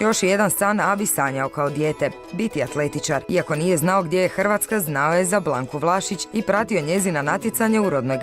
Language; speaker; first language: Croatian; native; Croatian